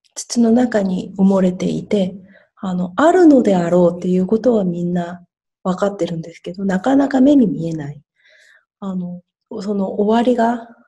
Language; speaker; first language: Japanese; non-native, fluent; Korean